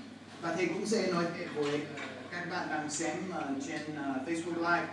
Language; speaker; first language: Vietnamese; non-native, fluent; English